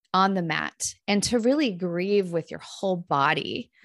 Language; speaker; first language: English; native; English